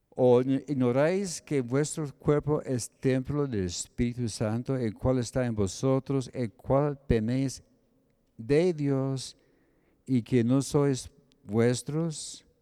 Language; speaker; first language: Spanish; non-native, fluent; English